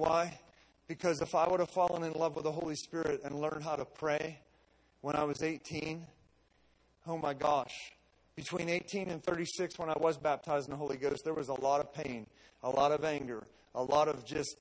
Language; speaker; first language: English; native; English